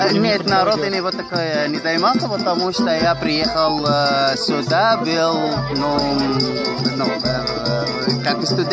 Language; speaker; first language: Russian; non-native, fluent; Arabic